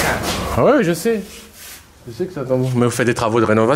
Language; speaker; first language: French; early bilingual, other home language; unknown